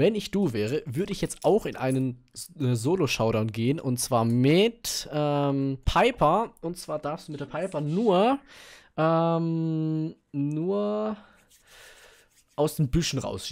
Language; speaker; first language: German; native; German